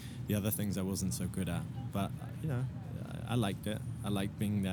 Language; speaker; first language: English; native; English